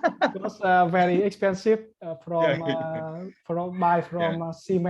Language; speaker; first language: English; non-native, learner; Vietnamese